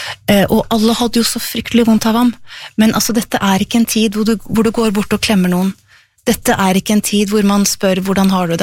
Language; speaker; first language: Norwegian; native; Norwegian